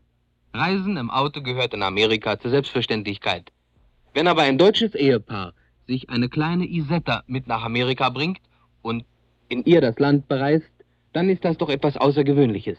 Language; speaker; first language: German; native; German